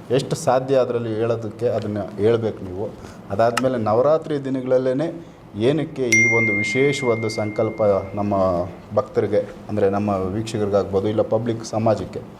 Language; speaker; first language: Kannada; native; Kannada